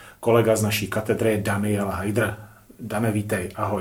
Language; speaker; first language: Czech; native; Czech